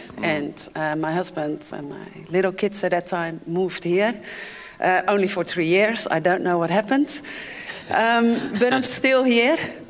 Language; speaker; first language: English; non-native, fluent; Dutch